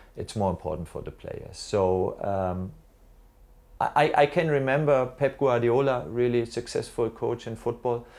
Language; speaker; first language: English; non-native, fluent; German